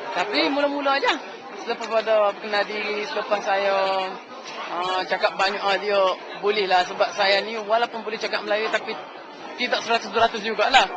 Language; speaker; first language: Malay; non-native, fluent; Arabic